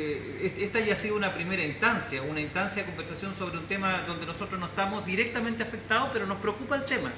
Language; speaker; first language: Spanish; native; Spanish